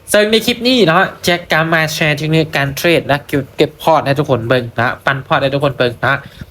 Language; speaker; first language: Thai; non-native, local second language; Lao